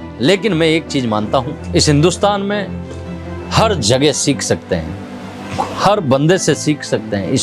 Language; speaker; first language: Hindi; native; Hindi